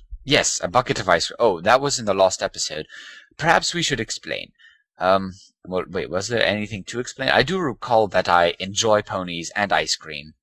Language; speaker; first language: English; native; English